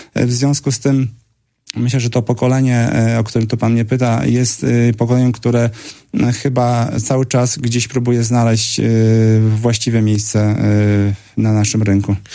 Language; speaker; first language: Polish; native; Polish